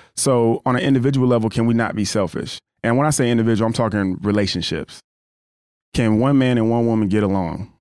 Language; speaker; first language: English; native; English